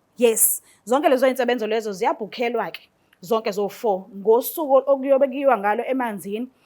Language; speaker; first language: Zulu; native; Zulu